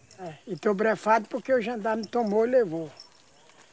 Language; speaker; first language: Portuguese; native; Portuguese